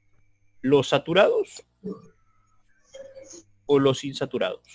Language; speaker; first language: Spanish; native; Spanish